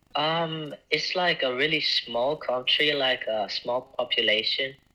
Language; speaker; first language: English; non-native, fluent; Icelandic